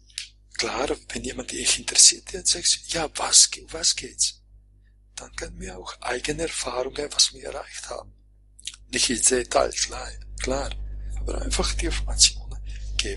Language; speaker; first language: German; non-native, fluent; Croatian